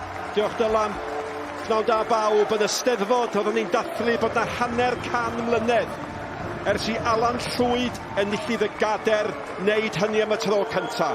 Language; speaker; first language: Welsh; native; Welsh